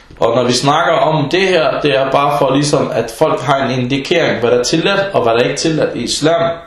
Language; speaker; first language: Danish; early bilingual, other home language; Arabic